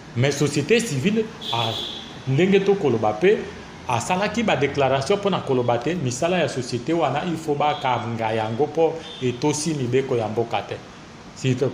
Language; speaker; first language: Lingala; native; Lingala